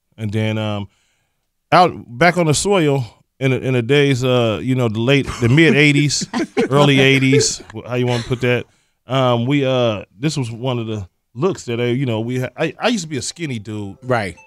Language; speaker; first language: English; native; English